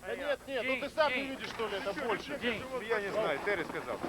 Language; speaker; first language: Russian; native; Russian